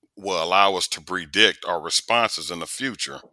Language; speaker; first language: English; native; English